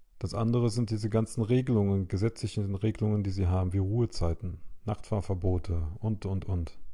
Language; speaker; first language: German; native; German